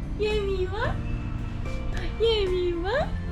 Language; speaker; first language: Korean; non-native, learner; Indonesian